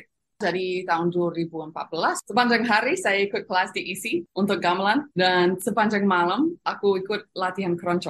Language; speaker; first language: Indonesian; non-native, fluent; English